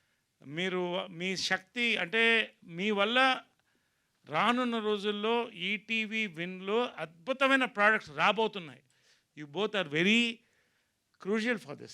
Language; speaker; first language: Telugu; native; Telugu